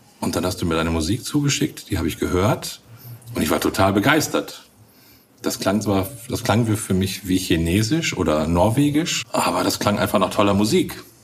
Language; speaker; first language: German; native; German